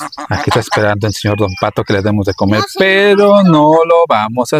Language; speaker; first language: Spanish; native; Spanish